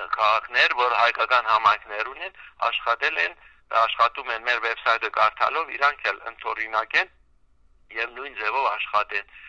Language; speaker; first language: Armenian; early bilingual, heritage; Armenian